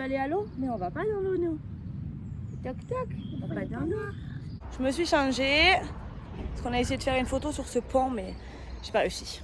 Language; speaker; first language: French; native; French